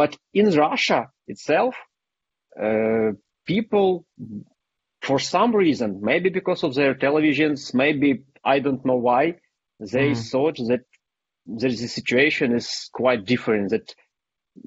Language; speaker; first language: English; non-native, fluent; Ukrainian